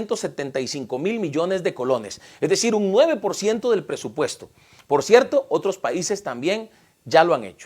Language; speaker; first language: Spanish; native; Spanish